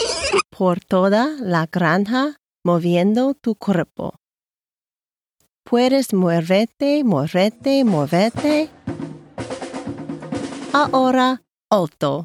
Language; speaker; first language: Spanish; non-native, learner; English